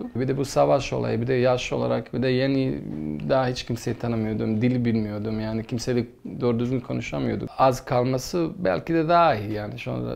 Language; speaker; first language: Turkish; non-native, fluent; Bosnian